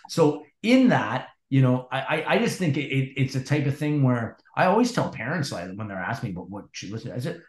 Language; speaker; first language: English; native; English